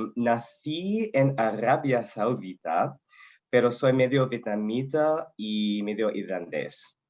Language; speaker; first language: Spanish; non-native, learner; English